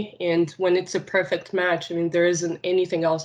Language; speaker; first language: English; non-native, fluent; Arabic